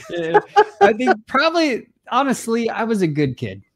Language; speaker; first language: English; native; English